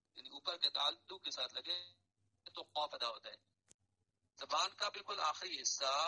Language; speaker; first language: Urdu; non-native, local second language; Punjabi